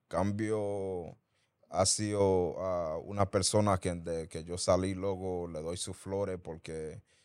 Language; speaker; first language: Spanish; early bilingual, heritage; Spanish